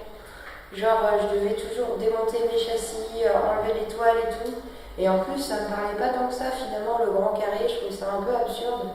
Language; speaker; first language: French; native; French